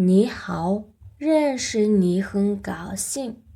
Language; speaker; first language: Chinese; non-native, fluent; Mongolian